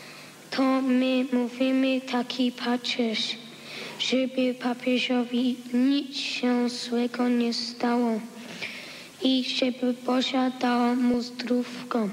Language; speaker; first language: Polish; early bilingual, heritage; Polish